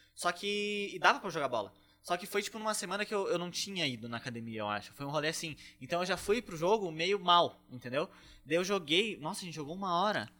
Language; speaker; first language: Portuguese; native; Portuguese